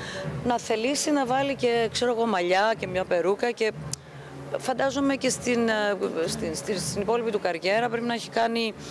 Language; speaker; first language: Greek; native; Greek